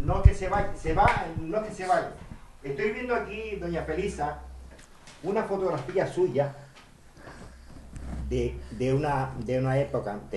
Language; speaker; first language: Spanish; native; Spanish